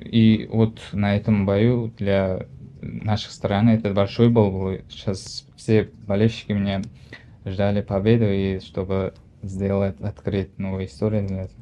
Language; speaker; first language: Russian; non-native, learner; Uzbek